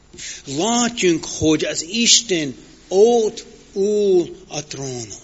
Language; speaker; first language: Hungarian; non-native, fluent; English